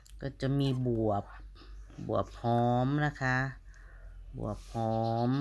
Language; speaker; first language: Thai; non-native, local second language; Lao